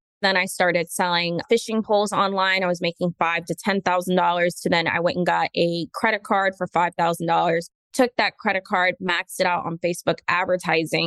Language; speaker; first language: English; native; English